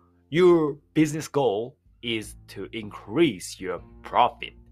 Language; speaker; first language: English; non-native, fluent; Japanese